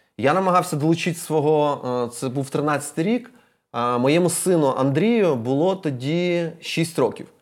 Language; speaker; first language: Ukrainian; non-native, local second language; Russian